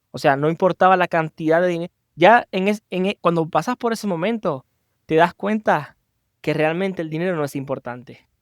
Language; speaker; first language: Spanish; native; Spanish